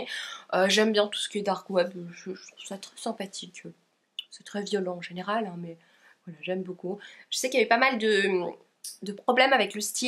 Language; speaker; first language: French; native; French